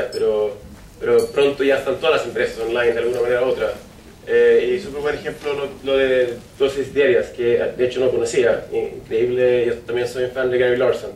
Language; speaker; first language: Spanish; non-native, fluent; Swedish